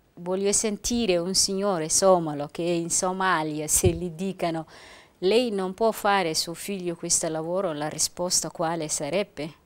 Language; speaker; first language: Italian; non-native, fluent; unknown